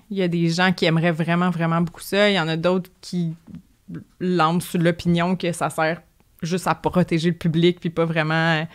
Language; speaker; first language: French; native; French